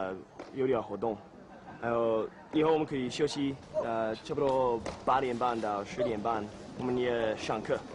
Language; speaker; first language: Chinese; non-native, learner; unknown